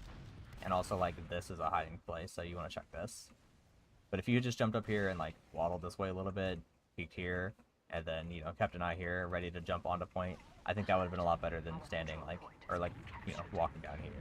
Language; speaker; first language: English; native; English